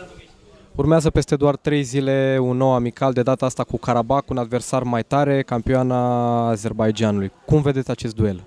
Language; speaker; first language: Romanian; native; Romanian